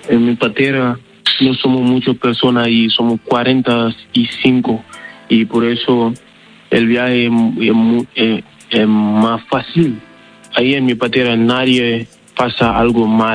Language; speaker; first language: Spanish; non-native, learner; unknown